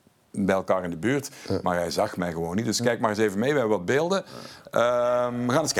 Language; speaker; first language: Dutch; native; Dutch